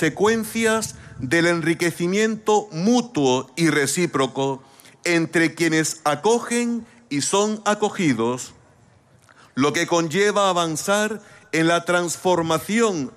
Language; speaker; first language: Spanish; native; Spanish